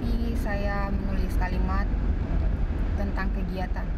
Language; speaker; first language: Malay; non-native, local second language; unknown